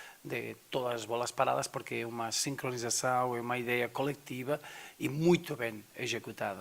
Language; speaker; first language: Portuguese; non-native, fluent; Spanish